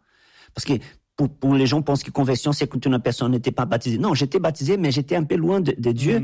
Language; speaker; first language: French; non-native, fluent; Portuguese